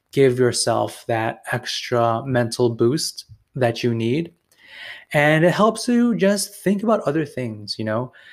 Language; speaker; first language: English; native; English